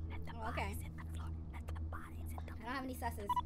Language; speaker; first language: English; native; English